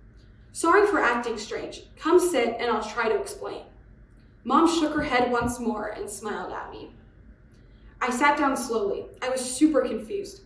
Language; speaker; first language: English; native; English